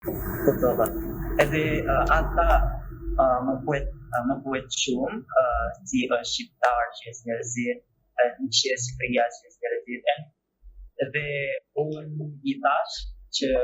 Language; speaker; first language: Albanian; non-native, learner; Indonesian